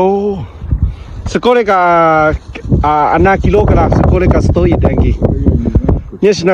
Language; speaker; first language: Russian; non-native, learner; Lao